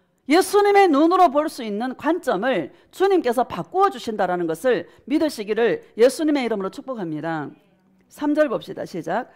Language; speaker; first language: Korean; native; Korean